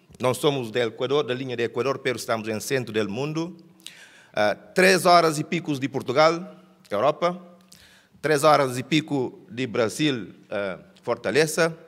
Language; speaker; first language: Portuguese; non-native, local second language; Kabuverdianu